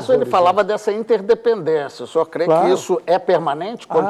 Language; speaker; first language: Portuguese; native; Portuguese